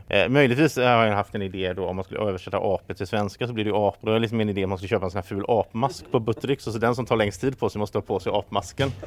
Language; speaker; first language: Swedish; native; Swedish